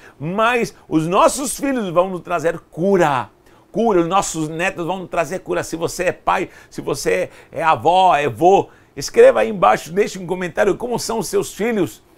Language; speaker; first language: Portuguese; non-native, fluent; Spanish